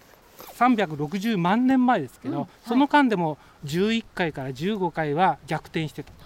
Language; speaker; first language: Japanese; native; Japanese